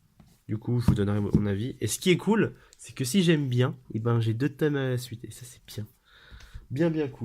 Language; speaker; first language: French; native; French